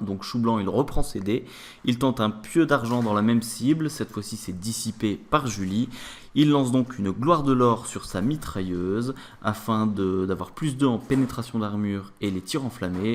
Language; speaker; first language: French; native; French